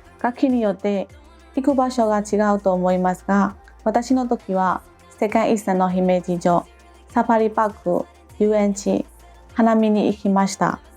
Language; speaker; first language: Japanese; non-native, fluent; Burmese